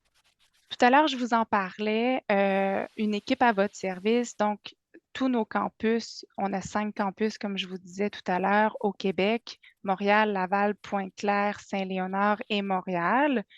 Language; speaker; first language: French; native; French